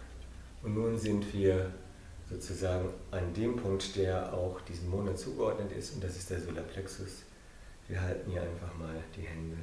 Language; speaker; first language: German; non-native, fluent; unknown